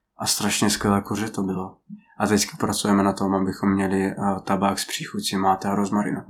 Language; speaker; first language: Czech; non-native, fluent; Russian